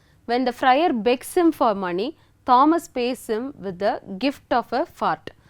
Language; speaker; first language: English; non-native, local second language; Tamil